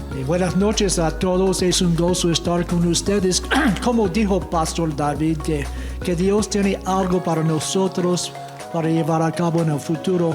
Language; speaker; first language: Spanish; non-native, fluent; English